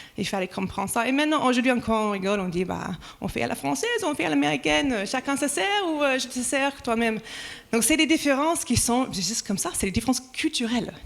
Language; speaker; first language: French; non-native, fluent; English